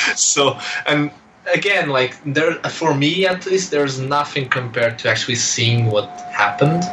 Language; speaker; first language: English; non-native, fluent; Portuguese